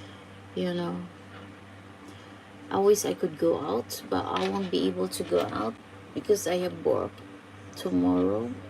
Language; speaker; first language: English; non-native, fluent; Filipino